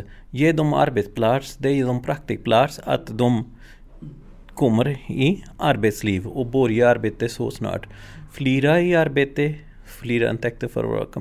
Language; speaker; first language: Swedish; non-native, learner; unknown